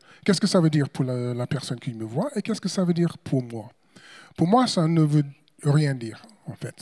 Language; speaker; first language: French; non-native, fluent; English